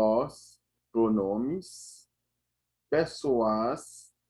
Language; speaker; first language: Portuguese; non-native, fluent; Haitian Creole